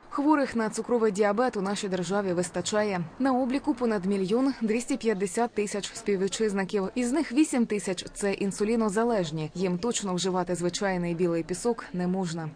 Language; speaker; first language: Ukrainian; native; Ukrainian